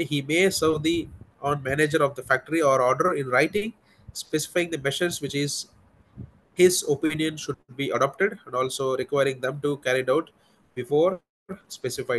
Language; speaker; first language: English; non-native, local second language; Telugu